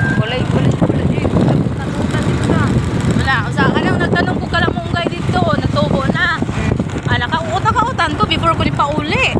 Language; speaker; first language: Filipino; non-native, local second language; Cebuano